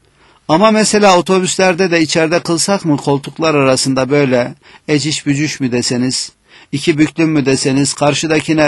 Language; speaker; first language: Turkish; native; Turkish